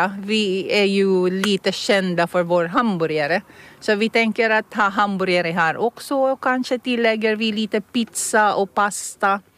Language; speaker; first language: Swedish; non-native, fluent; Filipino